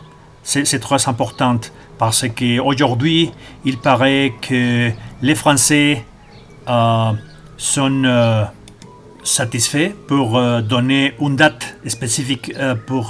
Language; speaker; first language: French; non-native, learner; Spanish